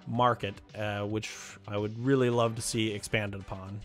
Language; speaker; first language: English; native; English